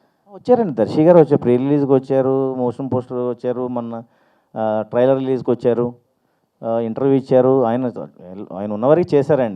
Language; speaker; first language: Telugu; native; Telugu